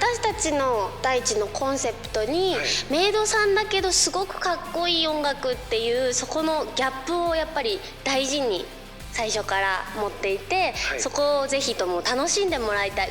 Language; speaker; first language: Japanese; native; Japanese